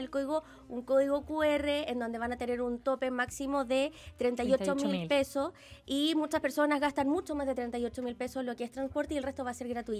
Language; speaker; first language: Spanish; native; Spanish